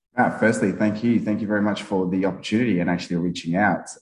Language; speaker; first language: English; early bilingual, other home language; Nepali